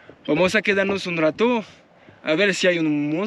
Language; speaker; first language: Spanish; non-native, learner; French